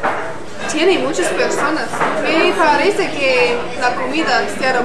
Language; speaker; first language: Spanish; non-native, learner; English